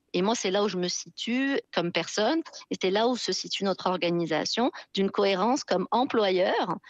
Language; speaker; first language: French; non-native, local second language; Arabic